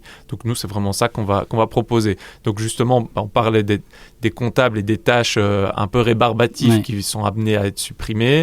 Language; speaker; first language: French; native; French